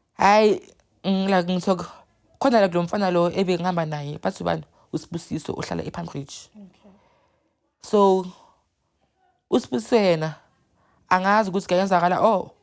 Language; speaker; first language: Zulu; native; Zulu